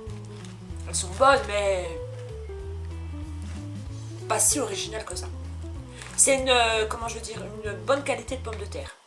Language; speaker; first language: French; native; French